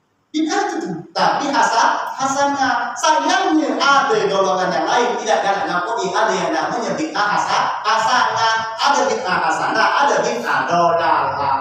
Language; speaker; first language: Indonesian; native; Indonesian